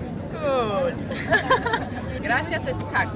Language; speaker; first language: Spanish; non-native, fluent; Danish